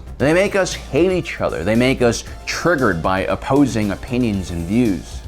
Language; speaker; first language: English; native; English